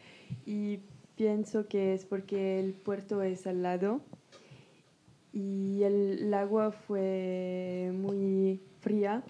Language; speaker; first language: Spanish; non-native, learner; French